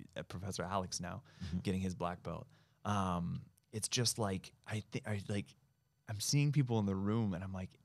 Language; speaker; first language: English; native; English